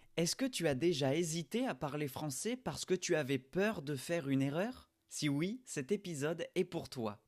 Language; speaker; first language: French; native; French